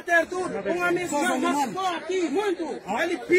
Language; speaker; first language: Portuguese; non-native, learner; Haitian Creole